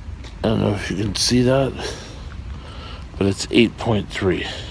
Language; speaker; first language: English; native; English